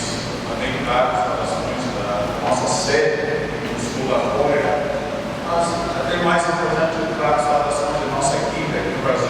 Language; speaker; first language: Portuguese; non-native, learner; English